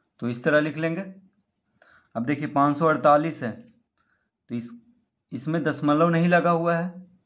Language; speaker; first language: Hindi; native; Hindi